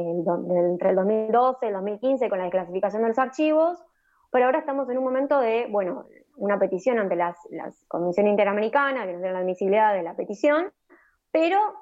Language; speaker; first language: Spanish; native; Spanish